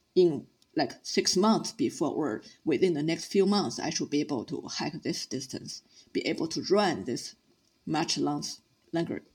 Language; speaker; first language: English; non-native, fluent; Chinese